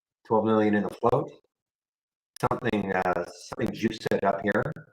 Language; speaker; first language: English; native; English